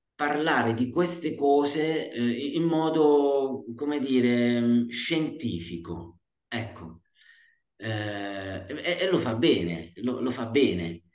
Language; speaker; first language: Italian; native; Italian